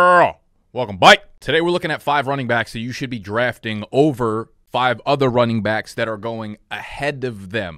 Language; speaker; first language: English; native; English